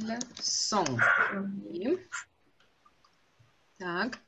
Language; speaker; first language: French; non-native, fluent; Russian